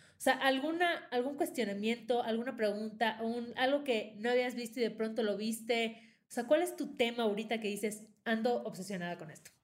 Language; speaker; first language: Spanish; native; Spanish